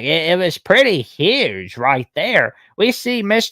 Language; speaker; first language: English; native; English